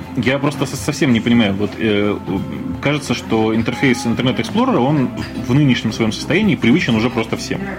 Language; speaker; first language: Russian; native; Russian